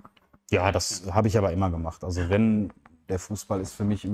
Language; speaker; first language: German; native; German